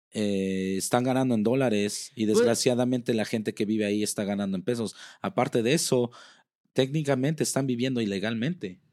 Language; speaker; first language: Spanish; early bilingual, heritage; Spanish